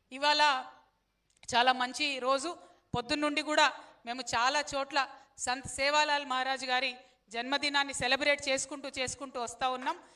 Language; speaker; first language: Telugu; native; Telugu